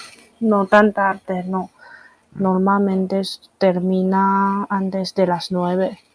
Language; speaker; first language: Spanish; non-native, fluent; Chinese